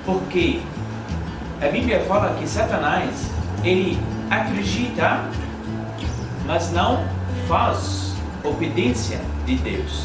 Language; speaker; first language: Portuguese; non-native, learner; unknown